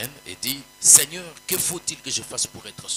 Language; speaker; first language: French; non-native, local second language; Swahili